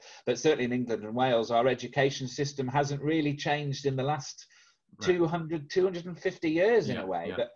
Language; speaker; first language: English; native; English